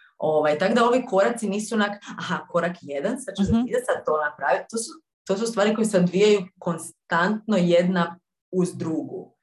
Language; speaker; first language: Croatian; native; Croatian